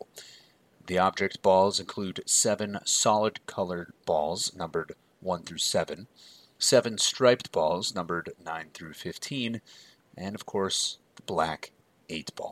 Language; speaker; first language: English; native; English